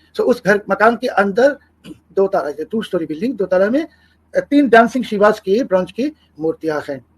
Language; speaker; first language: Hindi; non-native, fluent; Bangla